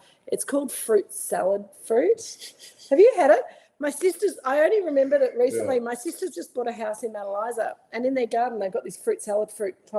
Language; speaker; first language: English; native; English